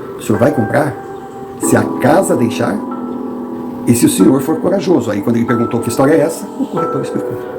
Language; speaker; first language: Portuguese; non-native, fluent; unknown